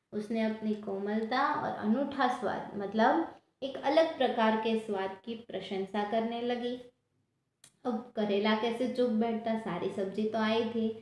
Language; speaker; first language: Hindi; non-native, local second language; Gujarati